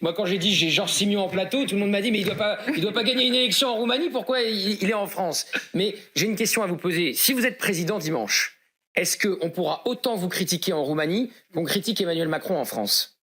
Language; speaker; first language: French; native; French